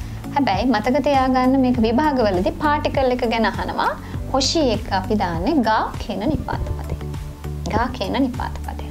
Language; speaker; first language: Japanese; non-native, fluent; Sinhala